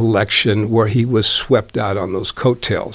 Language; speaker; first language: English; native; English